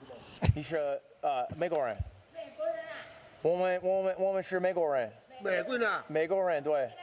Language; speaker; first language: Chinese; non-native, learner; English